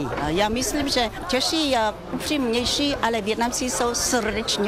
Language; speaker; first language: Czech; non-native, local second language; Vietnamese